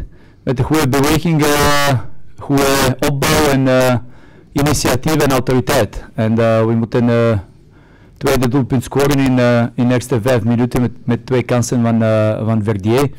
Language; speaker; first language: Dutch; non-native, fluent; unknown